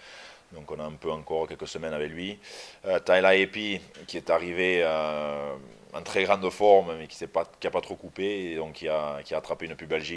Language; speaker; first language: French; native; French